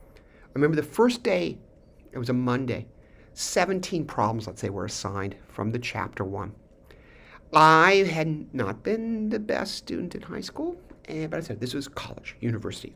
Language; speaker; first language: English; native; English